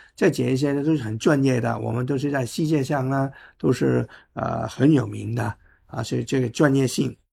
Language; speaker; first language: Chinese; non-native, fluent; Cantonese